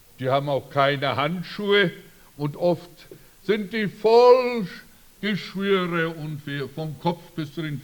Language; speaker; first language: German; early bilingual, heritage; German